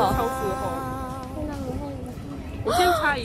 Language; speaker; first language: Chinese; non-native, learner; Japanese